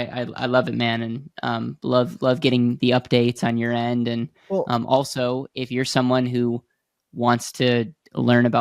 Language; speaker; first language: English; native; English